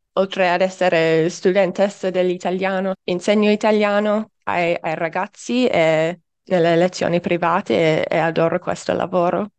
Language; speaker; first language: Italian; non-native, fluent; English